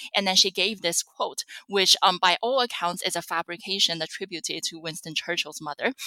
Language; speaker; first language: English; non-native, fluent; Chinese